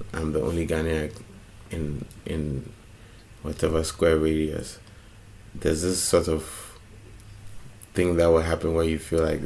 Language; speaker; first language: English; non-native, local second language; Akan